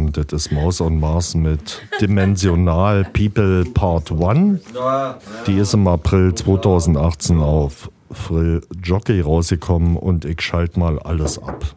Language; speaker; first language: German; native; German